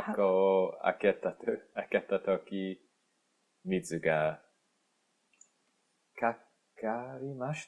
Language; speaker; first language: Japanese; non-native, learner; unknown